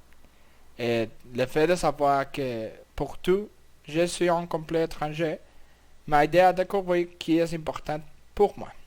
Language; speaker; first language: French; non-native, learner; Spanish